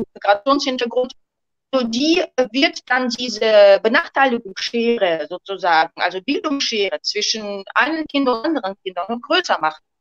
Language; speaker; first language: German; non-native, fluent; Russian